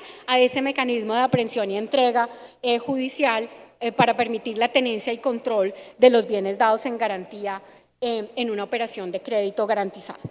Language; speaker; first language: Spanish; native; Spanish